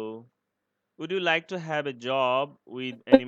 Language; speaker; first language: English; non-native, learner; Bangla